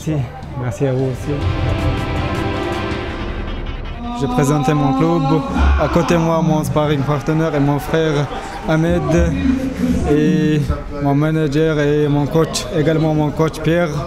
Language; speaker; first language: French; non-native, learner; Chechen